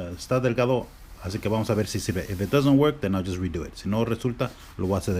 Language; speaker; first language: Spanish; early bilingual, heritage; Spanish